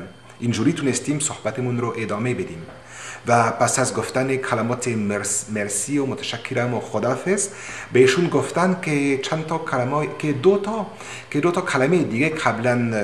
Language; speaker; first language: Persian; non-native, learner; French